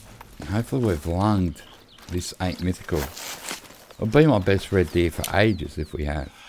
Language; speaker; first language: English; native; English